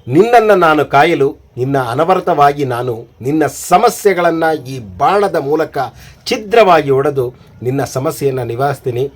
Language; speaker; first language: Kannada; native; Kannada